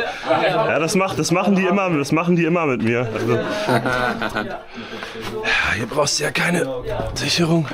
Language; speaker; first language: German; native; German